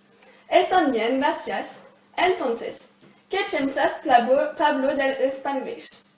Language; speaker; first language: Spanish; non-native, learner; French